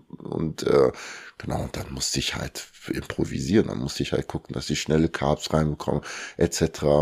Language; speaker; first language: German; early bilingual, other home language; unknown